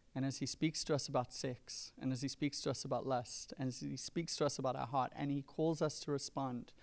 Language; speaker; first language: English; native; English